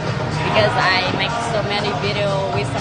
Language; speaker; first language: English; non-native, learner; Vietnamese